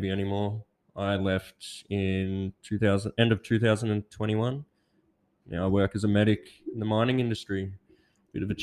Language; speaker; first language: English; native; English